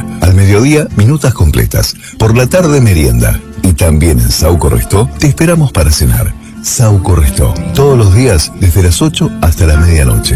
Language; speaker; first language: Spanish; native; Spanish